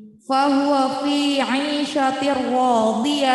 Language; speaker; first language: Arabic; non-native, learner; Indonesian